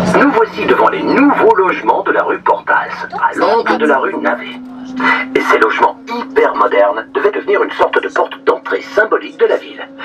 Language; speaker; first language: French; native; French